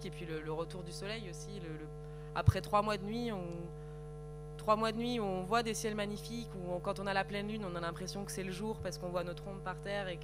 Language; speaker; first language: French; native; French